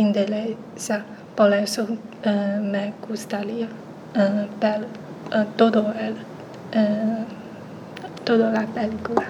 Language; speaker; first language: Spanish; non-native, learner; Chinese